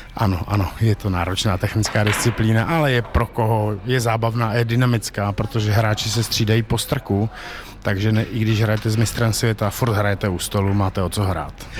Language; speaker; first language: Czech; native; Czech